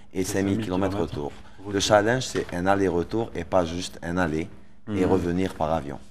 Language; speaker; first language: French; non-native, local second language; Arabic